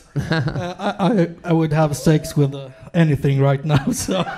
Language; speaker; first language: English; non-native, fluent; Swedish